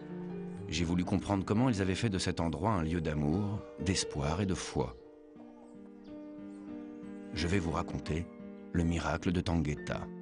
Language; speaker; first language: French; native; French